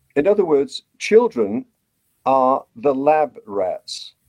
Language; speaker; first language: English; native; English